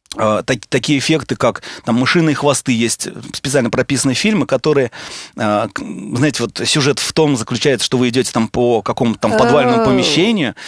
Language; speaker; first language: Russian; native; Russian